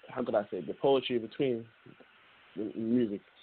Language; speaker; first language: English; native; English